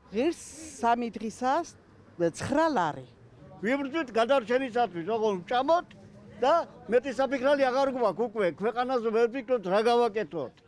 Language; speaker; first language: Georgian; native; Georgian